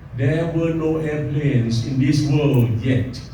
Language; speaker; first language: English; non-native, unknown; Thai